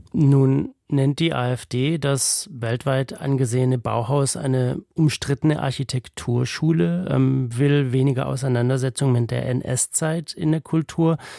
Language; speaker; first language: German; native; German